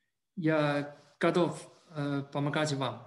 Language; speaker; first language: Russian; non-native, fluent; Chinese